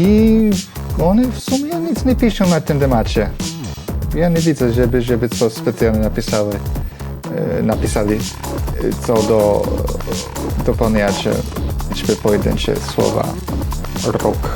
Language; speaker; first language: Polish; non-native, fluent; English